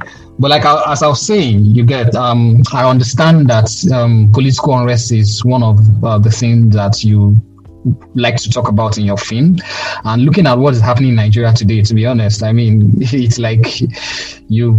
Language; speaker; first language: English; non-native, local second language; Yoruba